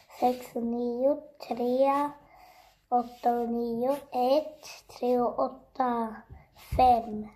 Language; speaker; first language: Swedish; early bilingual, other home language; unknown